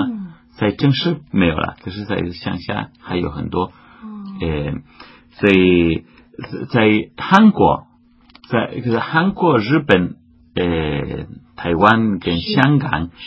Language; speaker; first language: Chinese; non-native, fluent; Spanish